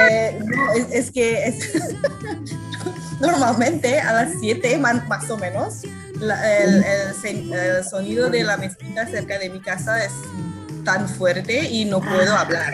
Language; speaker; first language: Spanish; non-native, fluent; Indonesian